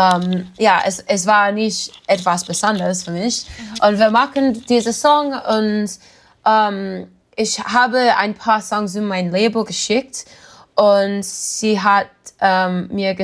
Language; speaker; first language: German; non-native, learner; English